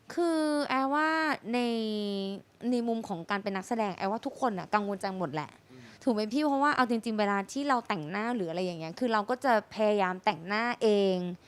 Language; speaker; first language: Thai; native; Thai